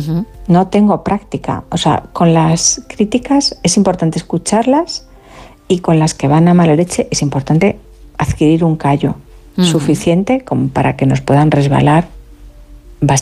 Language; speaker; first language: Spanish; native; Spanish